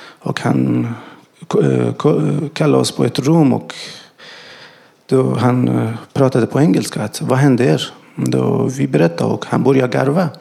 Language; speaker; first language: Swedish; non-native, learner; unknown